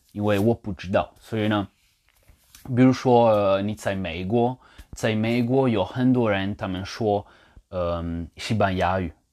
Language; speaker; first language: Chinese; non-native, learner; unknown